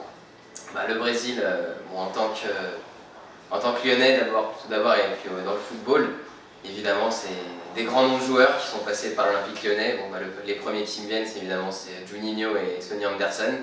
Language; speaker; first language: French; native; French